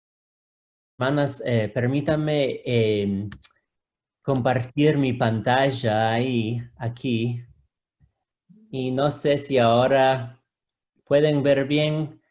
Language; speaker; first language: Spanish; non-native, fluent; English